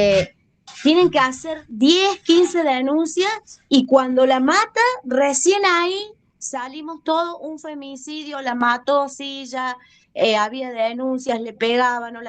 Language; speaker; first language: Spanish; native; Spanish